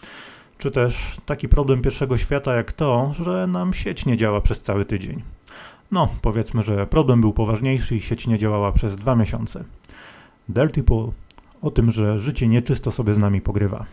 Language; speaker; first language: Polish; native; Polish